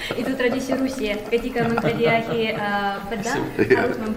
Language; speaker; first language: Indonesian; non-native, fluent; Russian